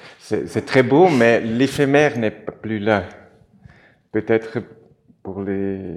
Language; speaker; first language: French; non-native, local second language; German